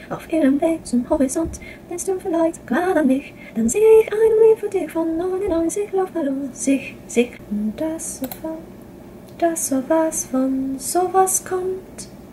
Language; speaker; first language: German; non-native, learner; English